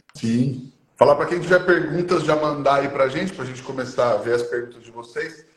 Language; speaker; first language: Portuguese; native; Portuguese